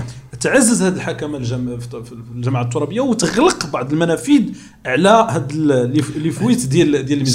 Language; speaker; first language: Arabic; native; Arabic